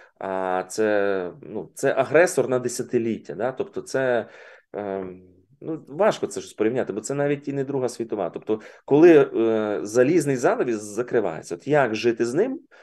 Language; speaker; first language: Ukrainian; native; Ukrainian